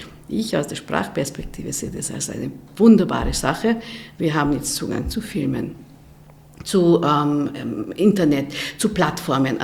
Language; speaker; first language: German; non-native, fluent; Hungarian